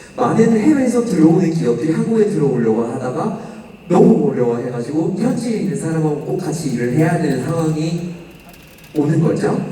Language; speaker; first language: Korean; non-native, fluent; English